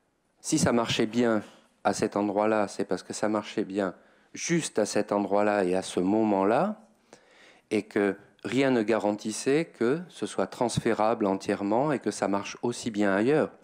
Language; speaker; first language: French; native; French